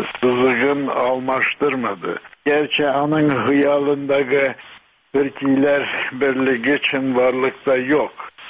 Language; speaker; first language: Tatar; early bilingual, heritage; Tatar